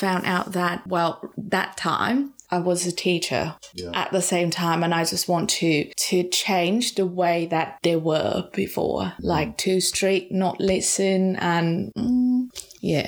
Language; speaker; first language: English; non-native, fluent; Thai